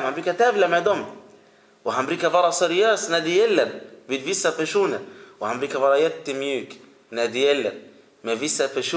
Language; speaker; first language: Swedish; early bilingual, other home language; Arabic